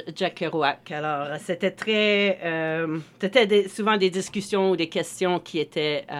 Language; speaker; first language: French; native; French